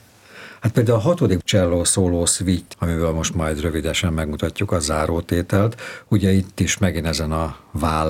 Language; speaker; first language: Hungarian; native; Hungarian